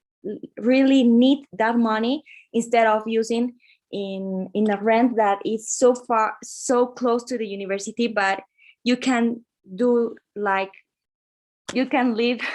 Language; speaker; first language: English; non-native, learner; Spanish